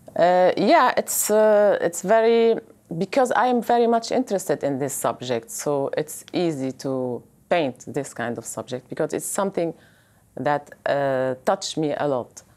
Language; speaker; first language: English; non-native, fluent; Arabic